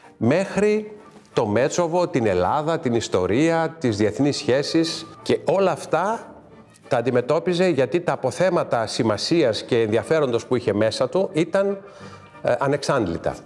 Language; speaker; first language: Greek; native; Greek